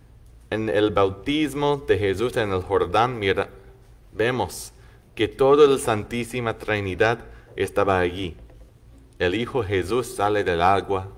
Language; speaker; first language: Spanish; non-native, fluent; English